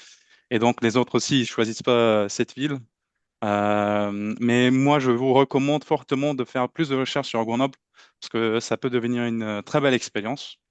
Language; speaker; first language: French; non-native, fluent; Turkish